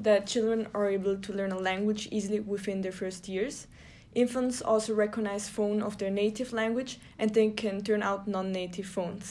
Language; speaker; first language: English; non-native, fluent; German